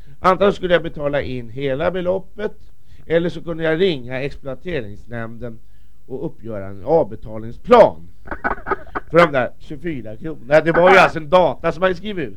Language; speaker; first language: Swedish; native; Swedish